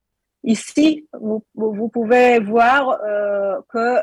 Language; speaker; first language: French; non-native, learner; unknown